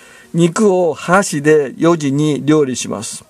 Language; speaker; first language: Japanese; non-native, learner; English